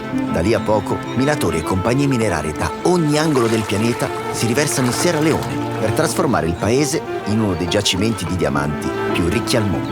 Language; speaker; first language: Italian; native; Italian